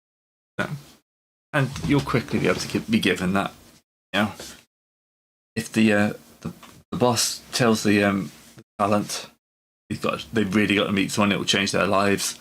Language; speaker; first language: English; native; English